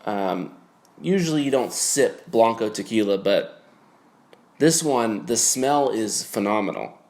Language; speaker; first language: English; native; English